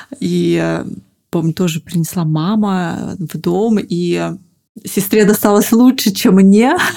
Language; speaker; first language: Russian; native; Russian